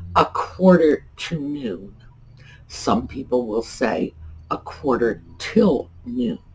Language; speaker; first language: English; native; English